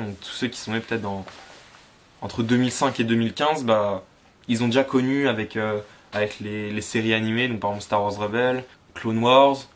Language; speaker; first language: French; native; French